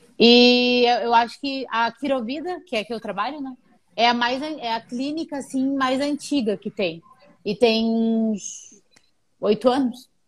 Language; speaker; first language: Portuguese; native; Portuguese